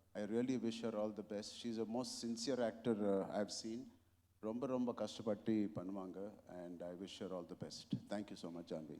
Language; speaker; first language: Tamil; non-native, local second language; Telugu